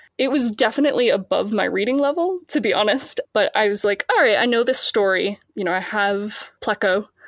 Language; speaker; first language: English; native; English